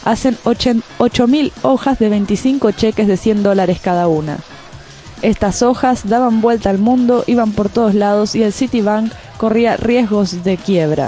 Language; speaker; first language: Spanish; native; Spanish